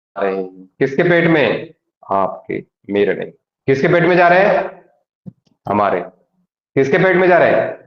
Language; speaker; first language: Hindi; non-native, local second language; Marathi